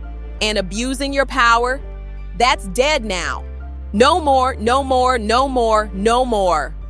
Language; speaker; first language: English; native; English